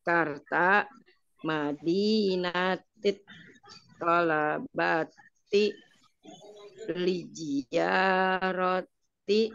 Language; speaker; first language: Arabic; non-native, learner; Indonesian